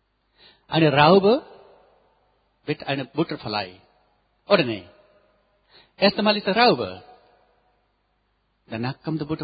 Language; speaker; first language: German; non-native, learner; Nepali